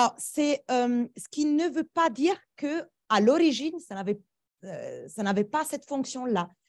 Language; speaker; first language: French; non-native, fluent; Italian